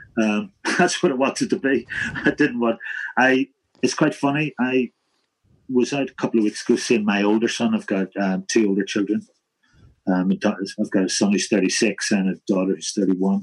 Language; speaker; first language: English; native; English